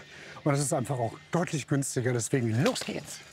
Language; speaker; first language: German; native; German